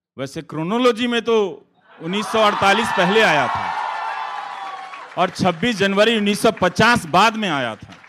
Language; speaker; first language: Hindi; native; Hindi